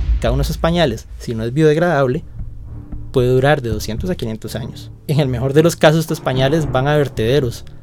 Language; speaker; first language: Spanish; native; Spanish